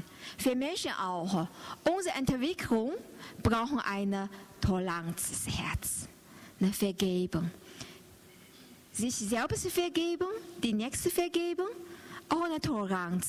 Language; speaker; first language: German; non-native, learner; Chinese